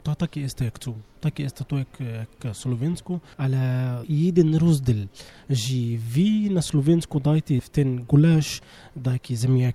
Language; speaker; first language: Slovak; non-native, learner; Arabic